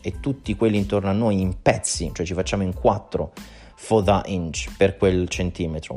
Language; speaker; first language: Italian; native; Italian